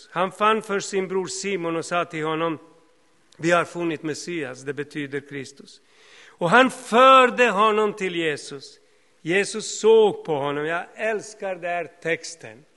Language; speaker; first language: Swedish; non-native, fluent; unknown